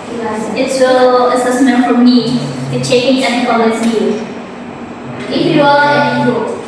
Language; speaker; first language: English; non-native, learner; Indonesian